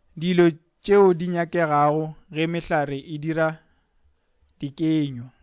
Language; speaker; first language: Northern Sotho; native; Northern Sotho